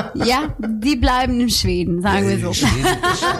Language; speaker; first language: German; non-native, fluent; Swedish